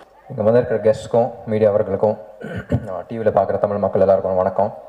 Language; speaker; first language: Tamil; non-native, local second language; Telugu